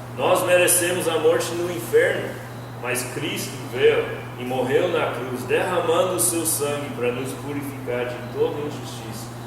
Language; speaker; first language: Portuguese; non-native, fluent; English